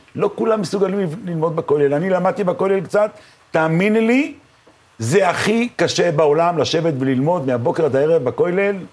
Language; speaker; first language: Hebrew; native; Hebrew